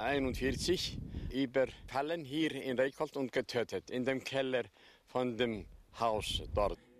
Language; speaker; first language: German; non-native, fluent; Icelandic